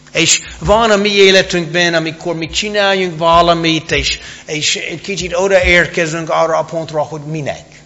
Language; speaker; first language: Hungarian; non-native, fluent; English